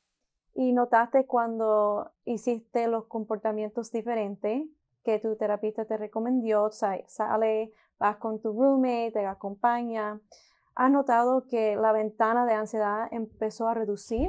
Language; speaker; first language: Spanish; early bilingual, heritage; Spanish